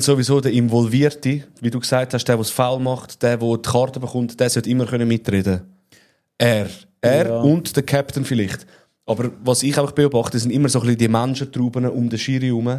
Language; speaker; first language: German; native; German